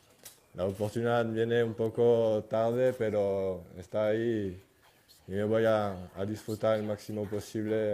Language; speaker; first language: Spanish; non-native, fluent; French